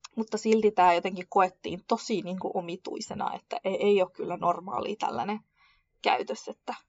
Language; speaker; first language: Finnish; early bilingual, other home language; Kurdish